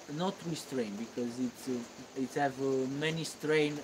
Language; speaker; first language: English; non-native, learner; Romanian